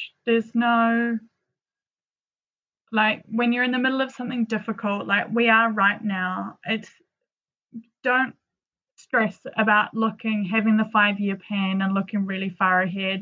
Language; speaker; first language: English; native; English